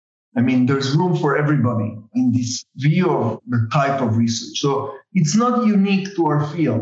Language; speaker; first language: English; non-native, fluent; Spanish